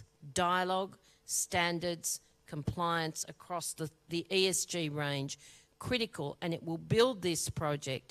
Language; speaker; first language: English; native; English